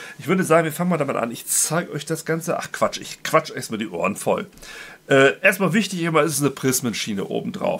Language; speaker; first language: German; native; German